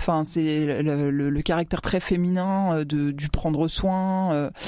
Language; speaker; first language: French; native; French